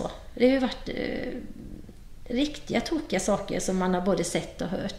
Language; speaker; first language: Swedish; native; Swedish